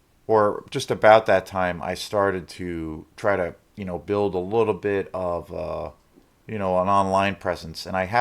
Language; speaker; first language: English; native; English